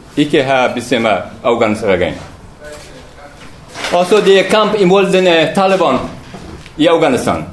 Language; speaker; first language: Danish; non-native, learner; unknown